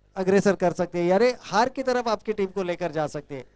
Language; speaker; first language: Hindi; non-native, local second language; Marathi